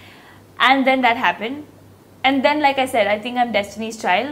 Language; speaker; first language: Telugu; non-native, local second language; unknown